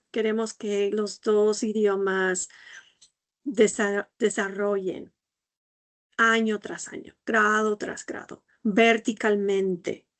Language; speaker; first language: Spanish; non-native, fluent; English